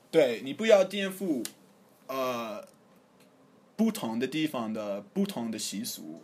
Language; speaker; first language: Chinese; non-native, fluent; English